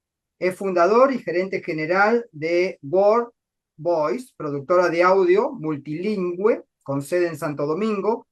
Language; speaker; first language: Spanish; native; Spanish